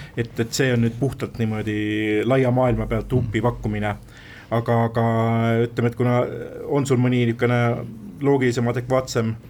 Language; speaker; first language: Estonian; native; Estonian